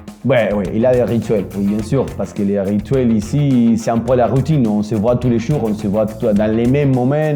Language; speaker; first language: French; non-native, fluent; Spanish